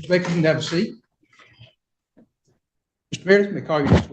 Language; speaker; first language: English; native; English